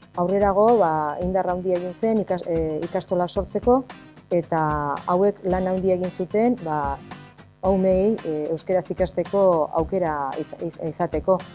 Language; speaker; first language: Basque; native; Basque